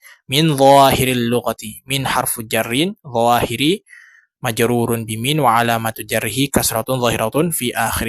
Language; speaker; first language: Arabic; non-native, learner; Indonesian